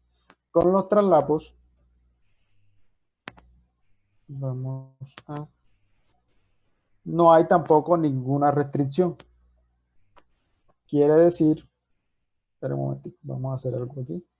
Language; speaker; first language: Spanish; native; Spanish